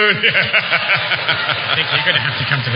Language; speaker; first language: English; native; English